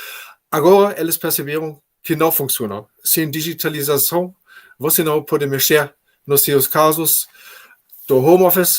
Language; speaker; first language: Portuguese; non-native, fluent; German